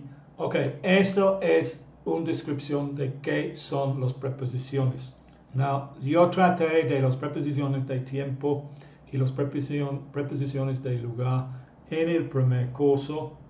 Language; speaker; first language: Spanish; non-native, fluent; English